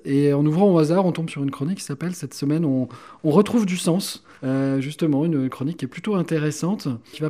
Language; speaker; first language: French; native; French